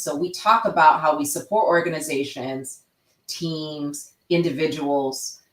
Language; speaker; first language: English; native; English